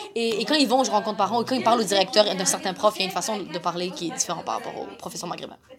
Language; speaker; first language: French; native; French